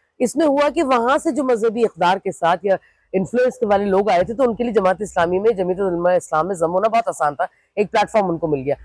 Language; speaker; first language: Urdu; non-native, local second language; Sindhi